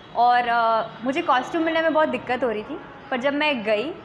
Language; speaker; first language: Hindi; native; Hindi